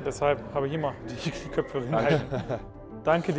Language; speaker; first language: German; native; German